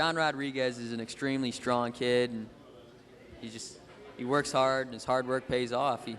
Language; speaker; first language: English; native; English